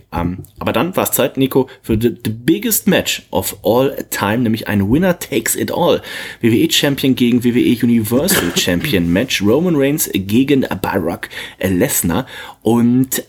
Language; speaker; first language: German; native; German